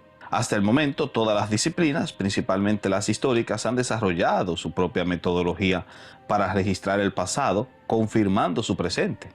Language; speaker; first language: Spanish; native; Spanish